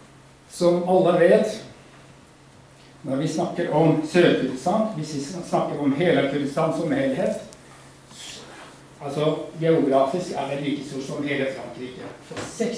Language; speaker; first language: Norwegian; non-native, fluent; Kurdish